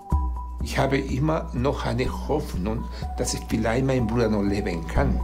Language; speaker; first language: German; non-native, fluent; Spanish